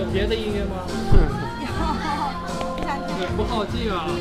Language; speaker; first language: Chinese; non-native, learner; Kazakh